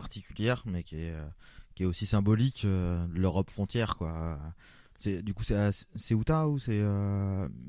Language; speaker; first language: French; native; French